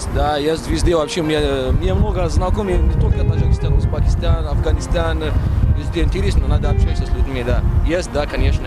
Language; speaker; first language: Russian; non-native, learner; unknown